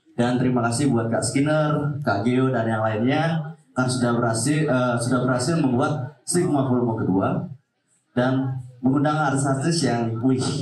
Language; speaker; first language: Indonesian; native; Indonesian